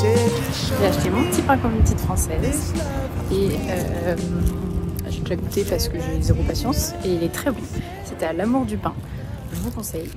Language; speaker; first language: French; native; French